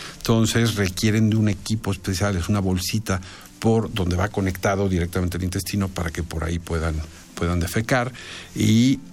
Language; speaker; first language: Spanish; native; Spanish